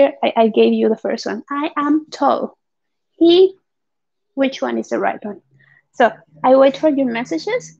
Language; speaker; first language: English; non-native, fluent; Spanish